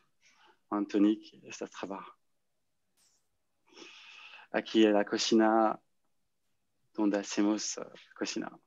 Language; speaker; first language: Spanish; non-native, learner; French